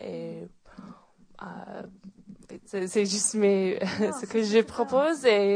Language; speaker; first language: French; non-native, fluent; English